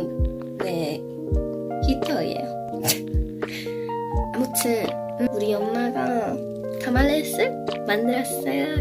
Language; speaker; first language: Korean; non-native, learner; English